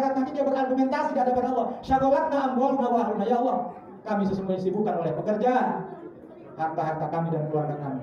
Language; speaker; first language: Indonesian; native; Indonesian